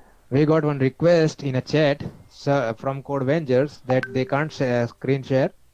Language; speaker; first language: English; non-native, local second language; Gujarati